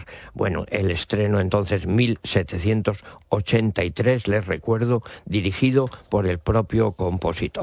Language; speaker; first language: Spanish; native; Spanish